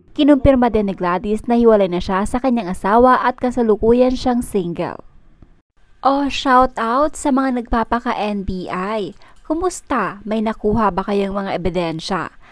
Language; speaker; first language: Filipino; native; Filipino